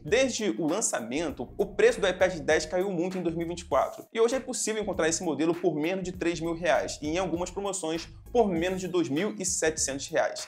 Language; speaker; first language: Portuguese; native; Portuguese